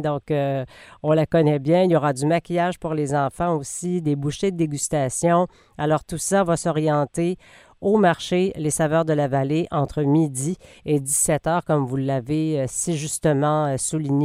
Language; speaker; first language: French; native; French